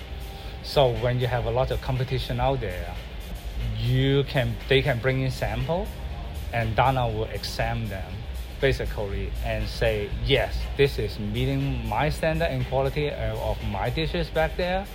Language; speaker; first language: English; non-native, local second language; Cantonese